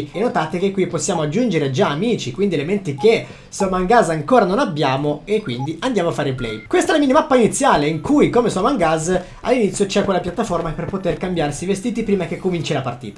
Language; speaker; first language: Italian; native; Italian